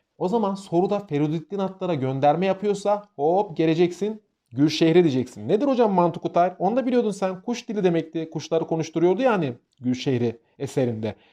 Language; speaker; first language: Turkish; native; Turkish